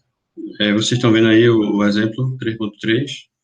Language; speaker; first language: Portuguese; native; Portuguese